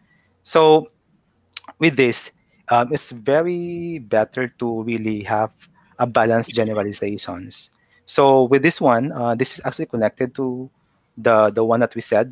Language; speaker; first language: English; non-native, local second language; Cebuano